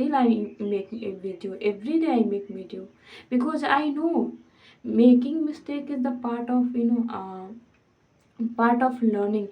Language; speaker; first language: English; non-native, fluent; Hindi